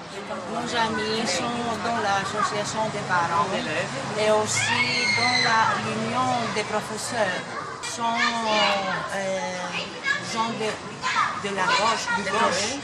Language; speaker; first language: French; non-native, learner; Greek